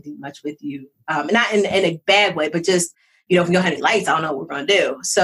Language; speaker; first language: English; native; English